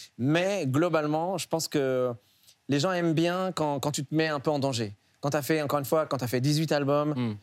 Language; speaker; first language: French; early bilingual, other home language; Arabic